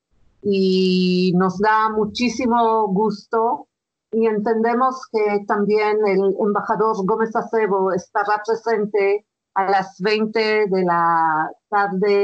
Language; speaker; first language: Spanish; non-native, fluent; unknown